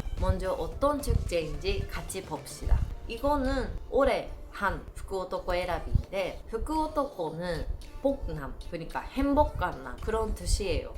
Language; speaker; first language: Korean; non-native, learner; Japanese